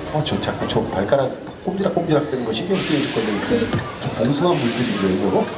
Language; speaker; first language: Korean; native; Korean